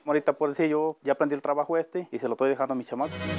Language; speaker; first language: Spanish; native; Spanish